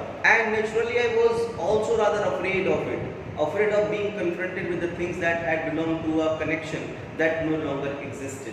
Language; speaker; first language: English; non-native, local second language; Hindi